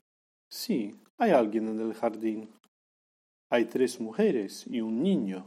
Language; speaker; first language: Spanish; non-native, fluent; Polish